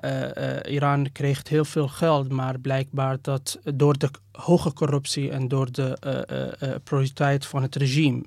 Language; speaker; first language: Dutch; non-native, fluent; Persian